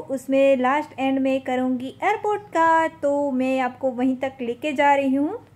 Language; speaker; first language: Hindi; non-native, local second language; Gujarati